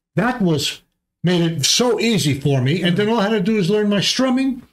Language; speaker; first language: English; early bilingual, other home language; Armenian